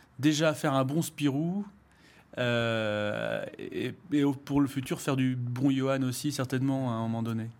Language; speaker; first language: French; native; French